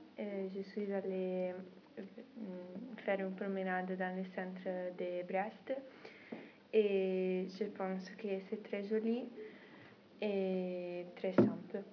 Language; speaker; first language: French; non-native, learner; Italian